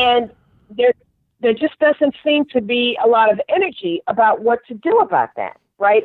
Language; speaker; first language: English; native; English